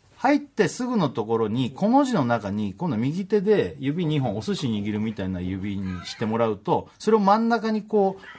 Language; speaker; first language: Japanese; native; Japanese